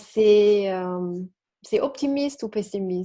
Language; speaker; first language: French; non-native, learner; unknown